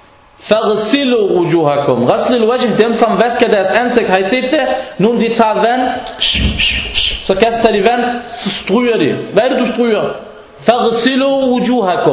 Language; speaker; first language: Danish; non-native, fluent; Arabic